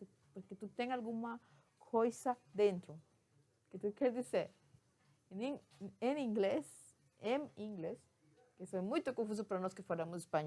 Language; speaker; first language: Portuguese; non-native, fluent; Spanish